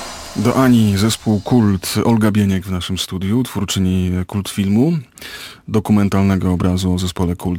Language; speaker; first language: Polish; native; Polish